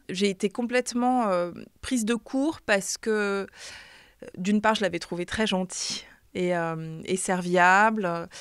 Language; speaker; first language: French; native; French